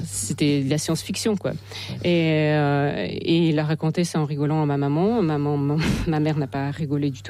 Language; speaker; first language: French; non-native, fluent; Russian